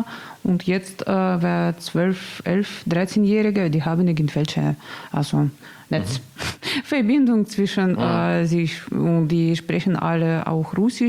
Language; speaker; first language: German; non-native, learner; Russian